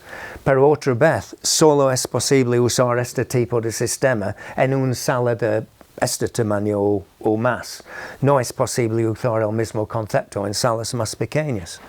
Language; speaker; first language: Spanish; non-native, fluent; English